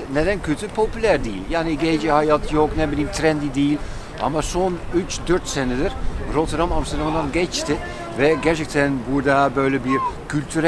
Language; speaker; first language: Turkish; non-native, fluent; Dutch